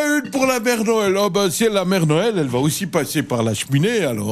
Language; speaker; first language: French; native; French